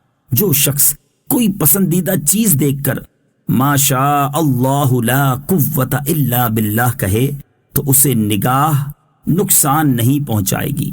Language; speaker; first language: Urdu; native; Urdu